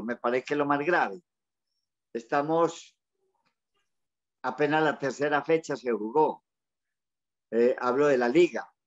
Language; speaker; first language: Spanish; native; Spanish